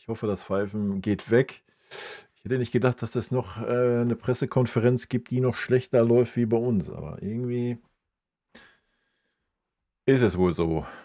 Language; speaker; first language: German; native; German